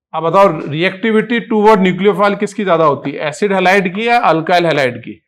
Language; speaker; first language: Hindi; native; Hindi